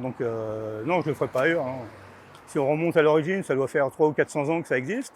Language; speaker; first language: French; native; French